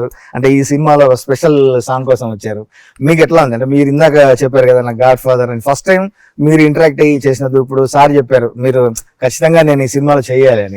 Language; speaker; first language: Telugu; native; Telugu